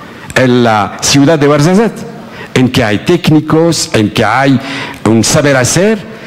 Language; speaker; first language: Spanish; non-native, fluent; Arabic